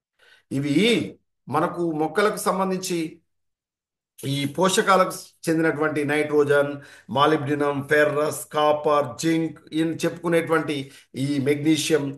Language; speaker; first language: Telugu; native; Telugu